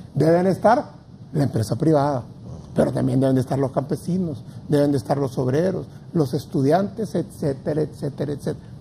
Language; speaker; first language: Spanish; native; Spanish